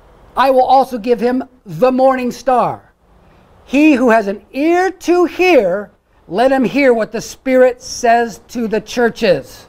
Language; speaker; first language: English; native; English